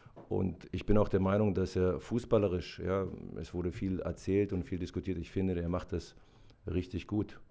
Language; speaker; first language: German; native; German